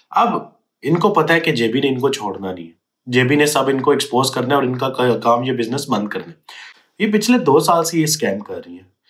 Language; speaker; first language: Urdu; native; Urdu